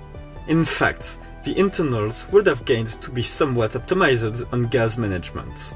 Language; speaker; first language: English; non-native, fluent; French